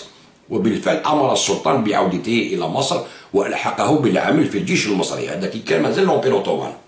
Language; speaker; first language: Arabic; native; Arabic